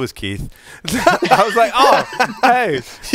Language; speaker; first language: English; native; English